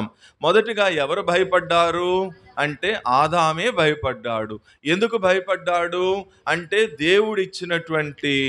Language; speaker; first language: Telugu; native; Telugu